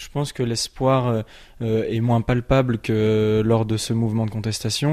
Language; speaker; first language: French; native; French